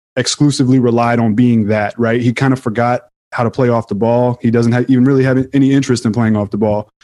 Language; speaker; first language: English; native; English